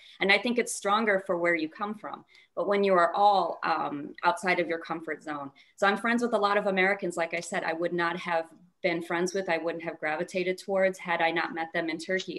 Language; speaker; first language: English; native; English